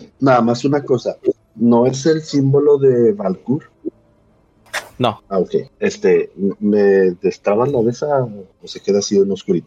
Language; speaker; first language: Spanish; native; Spanish